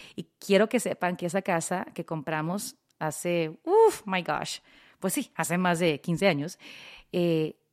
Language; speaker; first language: Spanish; early bilingual, heritage; Spanish